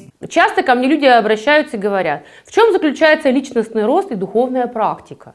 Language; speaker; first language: Russian; native; Russian